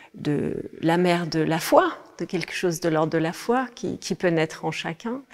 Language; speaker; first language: French; non-native, fluent; Danish